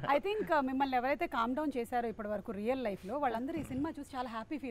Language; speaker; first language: Telugu; native; Telugu